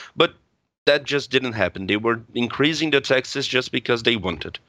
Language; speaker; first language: English; non-native, fluent; Portuguese